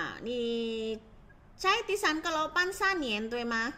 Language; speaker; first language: Chinese; non-native, learner; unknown